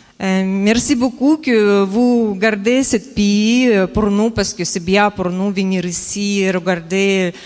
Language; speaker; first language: French; non-native, learner; Russian